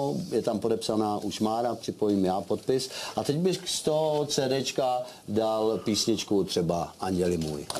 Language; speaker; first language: Czech; native; Czech